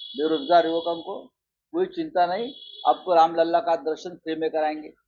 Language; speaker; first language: Hindi; non-native, local second language; Marathi